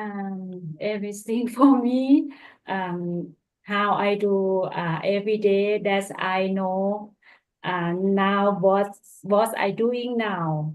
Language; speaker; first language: English; non-native, learner; Thai